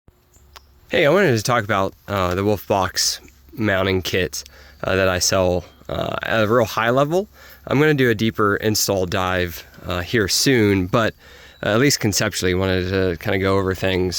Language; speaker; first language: English; native; English